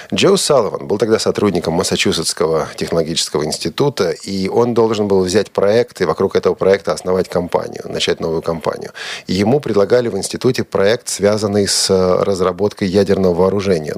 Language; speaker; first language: Russian; native; Russian